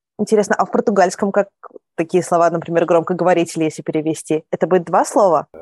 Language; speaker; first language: Russian; native; Russian